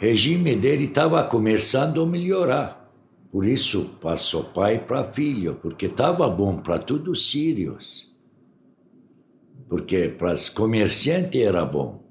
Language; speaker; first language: Portuguese; non-native, fluent; Arabic